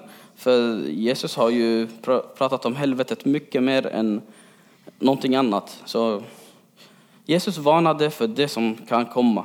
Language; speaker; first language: Swedish; early bilingual, other home language; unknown